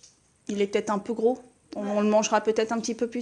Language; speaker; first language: French; native; French